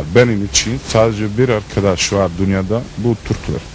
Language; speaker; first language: Turkish; non-native, learner; Bosnian